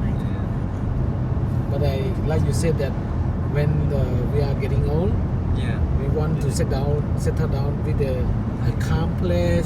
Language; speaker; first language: English; non-native, learner; Khmer